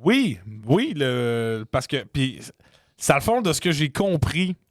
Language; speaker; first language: French; native; French